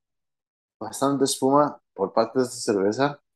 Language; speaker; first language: Spanish; early bilingual, heritage; Spanish